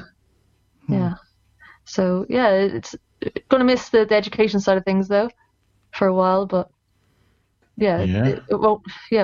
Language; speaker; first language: English; native; English